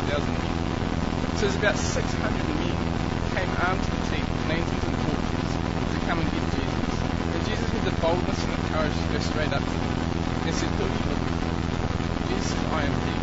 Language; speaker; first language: English; native; English